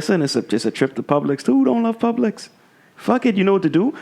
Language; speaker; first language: English; native; English